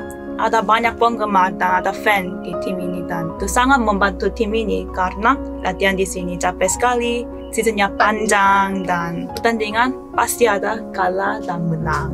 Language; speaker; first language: Indonesian; non-native, fluent; Korean